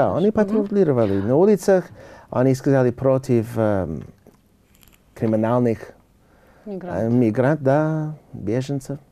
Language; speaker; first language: Russian; non-native, learner; English